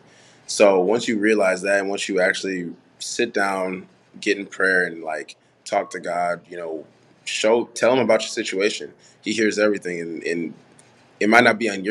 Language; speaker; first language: English; native; English